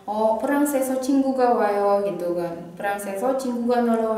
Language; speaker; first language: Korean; non-native, fluent; Indonesian